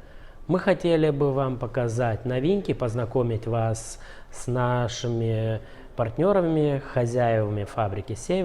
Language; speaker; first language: Russian; native; Russian